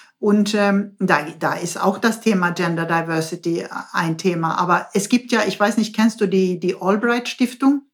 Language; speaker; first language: German; non-native, fluent; Swedish